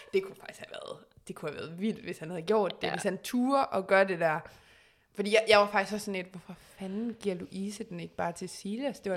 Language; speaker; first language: Danish; native; Danish